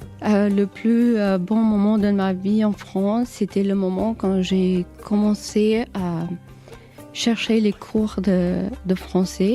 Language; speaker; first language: French; non-native, learner; Albanian